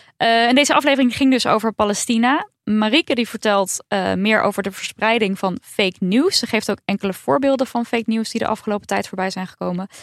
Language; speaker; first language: Dutch; native; Dutch